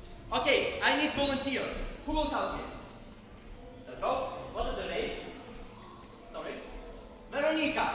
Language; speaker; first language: English; non-native, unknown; Ukrainian